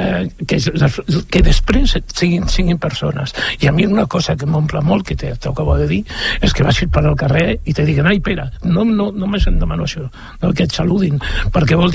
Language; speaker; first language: Catalan; native; Catalan